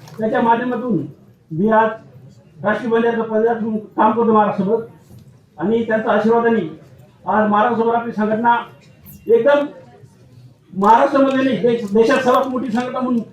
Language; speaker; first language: Marathi; non-native, local second language; Lambadi